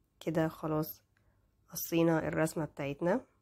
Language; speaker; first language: Arabic; native; Arabic